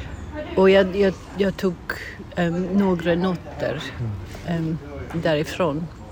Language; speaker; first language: Swedish; non-native, fluent; English